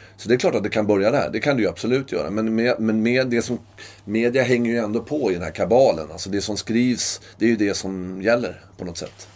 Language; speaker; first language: Swedish; native; Swedish